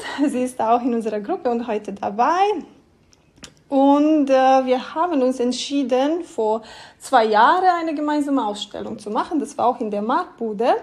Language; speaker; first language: German; non-native, learner; Romanian